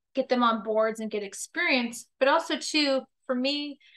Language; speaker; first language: English; native; English